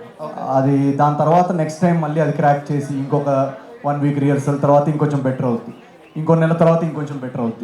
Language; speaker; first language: Telugu; native; Telugu